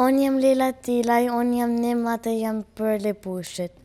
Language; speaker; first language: Albanian; early bilingual, other home language; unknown